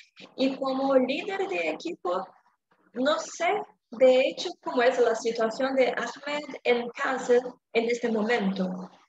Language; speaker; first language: Spanish; non-native, fluent; Dutch